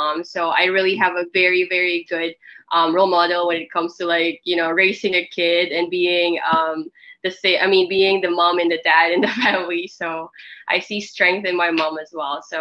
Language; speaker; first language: English; non-native, local second language; Filipino